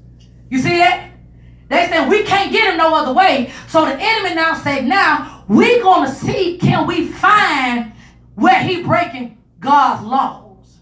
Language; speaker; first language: English; native; English